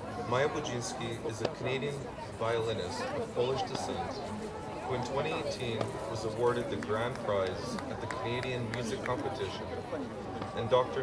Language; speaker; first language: English; native; English